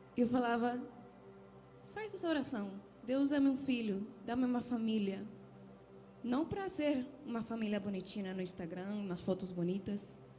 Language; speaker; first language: Portuguese; non-native, fluent; Spanish